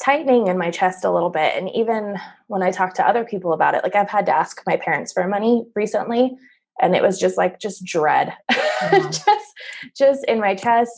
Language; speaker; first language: English; native; English